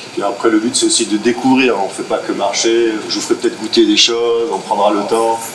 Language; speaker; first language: French; native; French